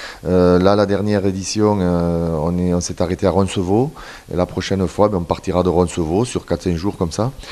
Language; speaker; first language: French; native; French